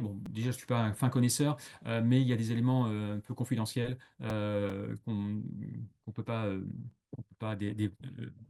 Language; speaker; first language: French; native; French